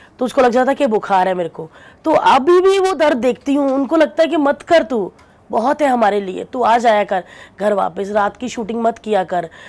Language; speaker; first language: Hindi; non-native, local second language; Punjabi